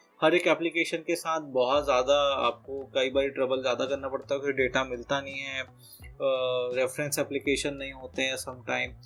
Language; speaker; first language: Hindi; native; Hindi